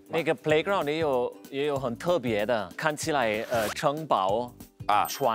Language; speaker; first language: Chinese; non-native, fluent; German